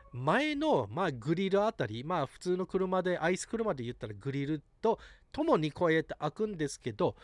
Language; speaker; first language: Japanese; early bilingual, heritage; English